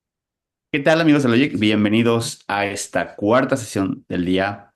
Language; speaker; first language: Spanish; native; Spanish